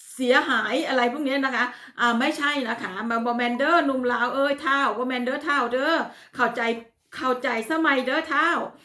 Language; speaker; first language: Thai; native; Thai